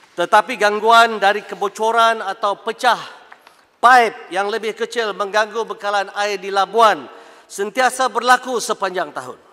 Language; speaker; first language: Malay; native; Malay